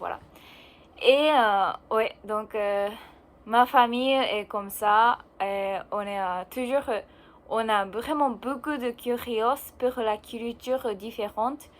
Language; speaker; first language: French; non-native, learner; Japanese